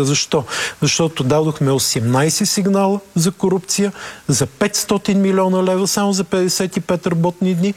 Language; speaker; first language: Bulgarian; native; Bulgarian